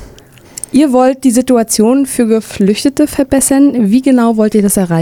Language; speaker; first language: German; native; German